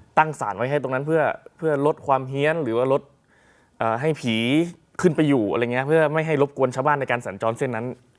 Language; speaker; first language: Thai; native; Thai